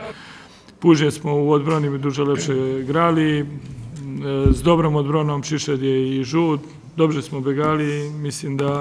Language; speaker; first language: Polish; non-native, learner; Serbian